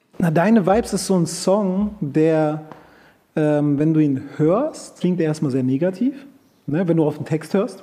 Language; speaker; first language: German; early bilingual, other home language; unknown